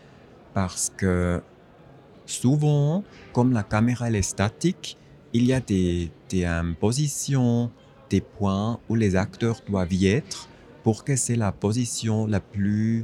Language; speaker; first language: French; non-native, fluent; German